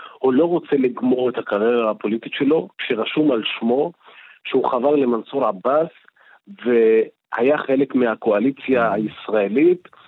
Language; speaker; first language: Hebrew; non-native, local second language; Arabic